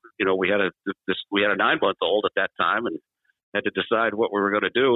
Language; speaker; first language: English; native; English